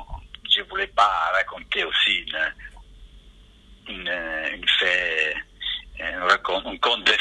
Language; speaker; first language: French; non-native, fluent; Italian